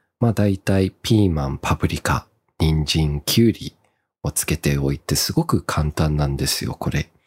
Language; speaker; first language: Japanese; early bilingual, heritage; Japanese